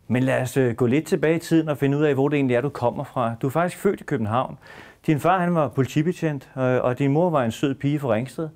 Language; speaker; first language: Danish; native; Danish